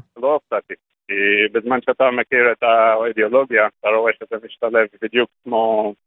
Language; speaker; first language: Hebrew; non-native, fluent; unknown